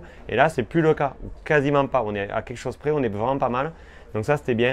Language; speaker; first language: French; native; French